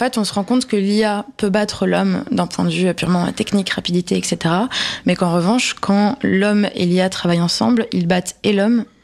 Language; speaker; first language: French; native; French